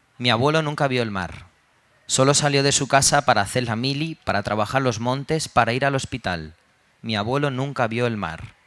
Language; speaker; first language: Spanish; early bilingual, other home language; Romanian